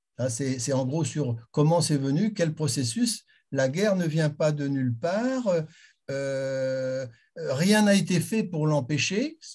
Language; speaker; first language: French; native; French